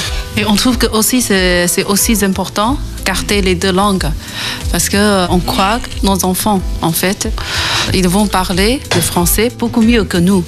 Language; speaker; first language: French; non-native, learner; Chinese